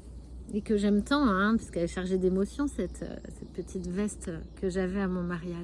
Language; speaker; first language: French; native; French